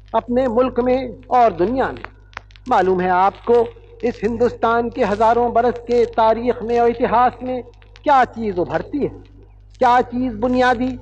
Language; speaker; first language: Hindi; native; Hindi